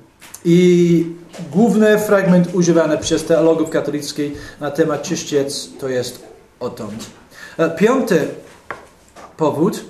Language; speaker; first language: Polish; non-native, fluent; English